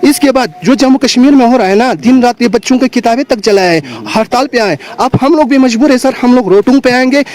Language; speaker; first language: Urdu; non-native, local second language; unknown